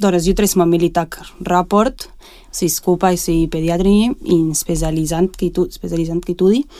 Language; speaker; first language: Slovenian; early bilingual, heritage; Slovenian